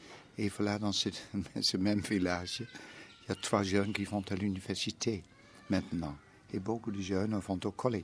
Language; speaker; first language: French; non-native, fluent; Dutch